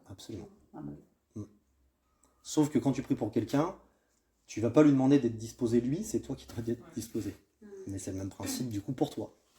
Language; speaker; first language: French; native; French